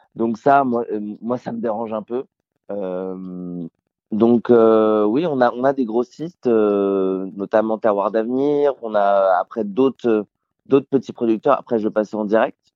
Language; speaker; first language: French; native; French